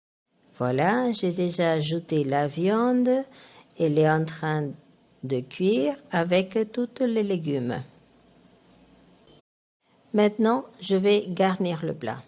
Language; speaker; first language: French; non-native, fluent; Spanish